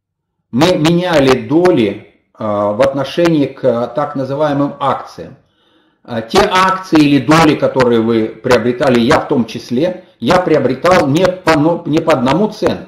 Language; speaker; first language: Russian; native; Russian